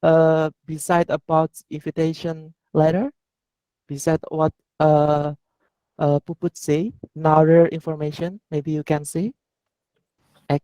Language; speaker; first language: English; non-native, learner; Indonesian